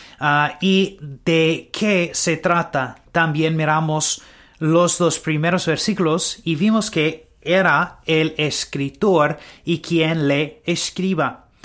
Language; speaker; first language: Spanish; non-native, learner; English